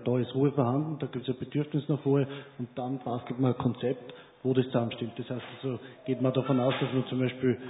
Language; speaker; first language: German; native; German